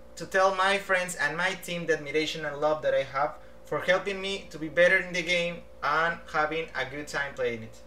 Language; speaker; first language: English; non-native, fluent; Spanish